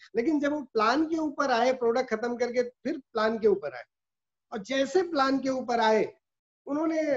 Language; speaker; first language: Hindi; native; Hindi